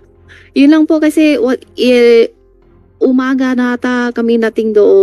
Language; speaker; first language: Filipino; non-native, learner; Chinese